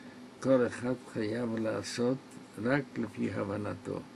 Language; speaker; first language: Hebrew; non-native, local second language; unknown